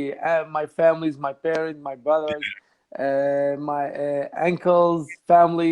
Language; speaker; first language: English; non-native, learner; Arabic